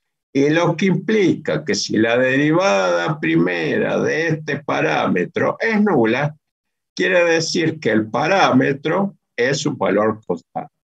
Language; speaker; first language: Spanish; native; Spanish